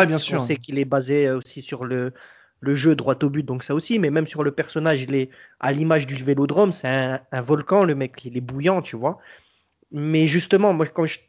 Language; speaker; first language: French; native; French